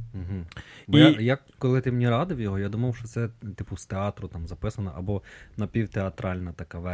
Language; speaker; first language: Ukrainian; native; Ukrainian